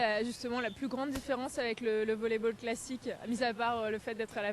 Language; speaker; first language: French; native; French